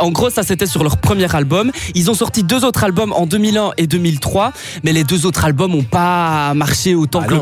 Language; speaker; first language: French; native; French